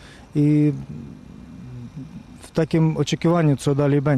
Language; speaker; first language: Polish; non-native, fluent; Ukrainian